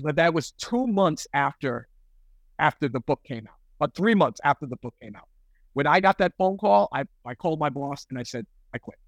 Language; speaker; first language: English; native; English